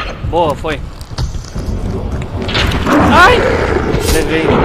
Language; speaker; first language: Portuguese; native; Portuguese